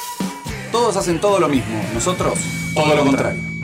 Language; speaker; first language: Spanish; native; Spanish